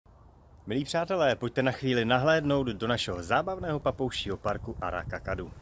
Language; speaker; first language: Czech; native; Czech